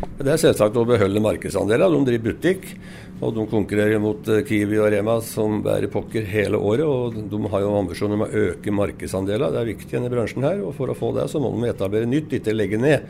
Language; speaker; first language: Norwegian; native; Norwegian